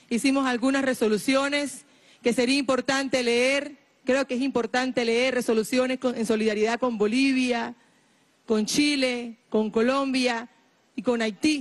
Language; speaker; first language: Spanish; native; Spanish